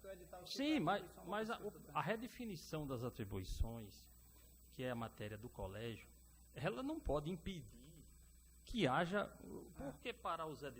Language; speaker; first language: Portuguese; native; Portuguese